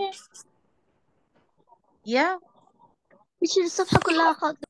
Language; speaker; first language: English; non-native, fluent; Arabic